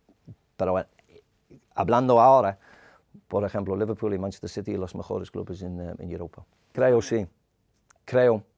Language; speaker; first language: Spanish; non-native, learner; English